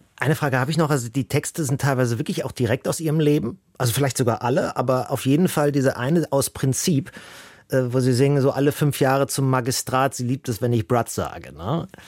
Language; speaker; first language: German; native; German